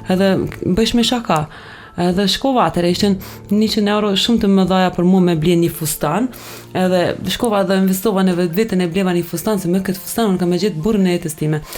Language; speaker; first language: Albanian; early bilingual, heritage; Albanian